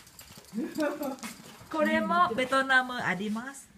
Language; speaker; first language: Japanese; non-native, learner; Vietnamese